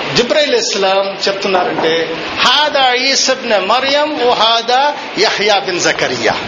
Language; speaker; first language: Telugu; non-native, local second language; Urdu